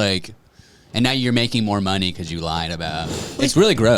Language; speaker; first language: English; native; English